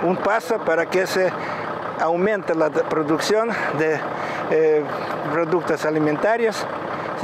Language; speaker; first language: Spanish; non-native, fluent; Russian